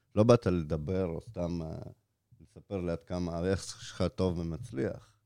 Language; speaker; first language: Hebrew; early bilingual, other home language; Russian